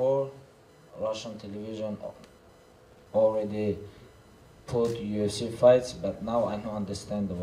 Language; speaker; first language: English; non-native, learner; Russian